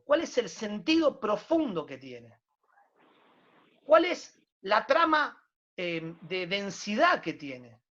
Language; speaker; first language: Spanish; native; Spanish